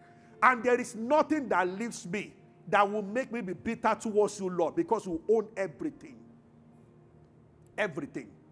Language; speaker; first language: English; non-native, local second language; Yoruba